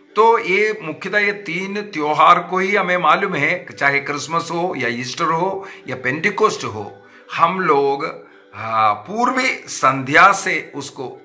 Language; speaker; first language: Hindi; non-native, local second language; Malayalam